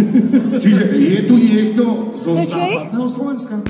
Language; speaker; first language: Slovak; native; Slovak